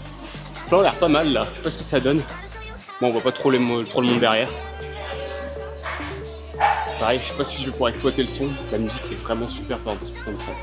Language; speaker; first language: French; native; French